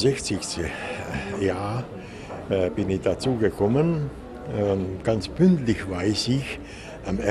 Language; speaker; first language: German; non-native, local second language; Hungarian